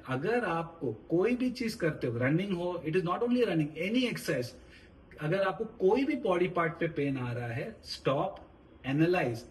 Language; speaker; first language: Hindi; non-native, local second language; Marathi